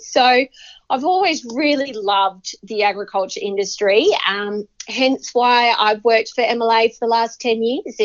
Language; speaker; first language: English; native; English